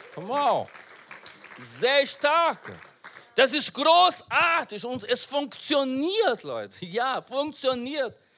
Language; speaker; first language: German; non-native, learner; Portuguese